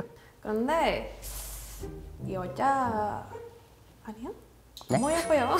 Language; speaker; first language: Korean; non-native, learner; Spanish